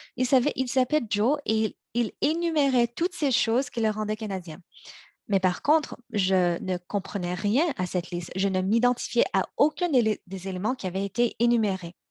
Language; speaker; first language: French; early bilingual, other home language; Chinese